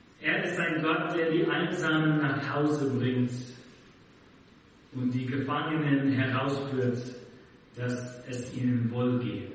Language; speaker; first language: German; non-native, fluent; English